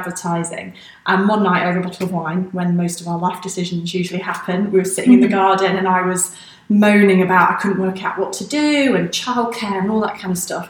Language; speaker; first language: English; native; English